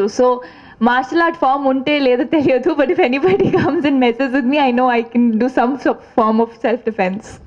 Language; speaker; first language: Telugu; non-native, fluent; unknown